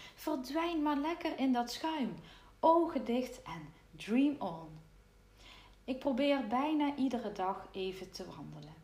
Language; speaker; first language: Dutch; native; Dutch